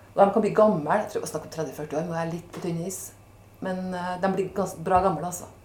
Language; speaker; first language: Norwegian; native; Norwegian